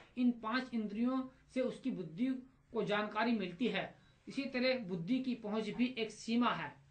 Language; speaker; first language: Hindi; native; Hindi